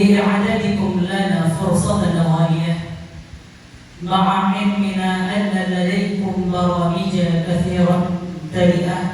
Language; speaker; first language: Arabic; non-native, fluent; Achinese